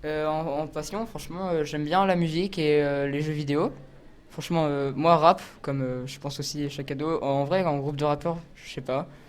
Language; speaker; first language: French; native; French